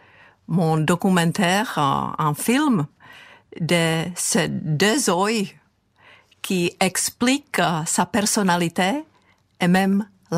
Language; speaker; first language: French; non-native, fluent; Czech